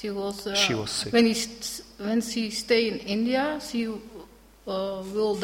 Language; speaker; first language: English; non-native, learner; Dutch